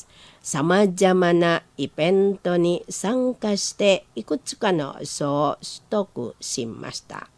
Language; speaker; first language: Japanese; non-native, learner; Indonesian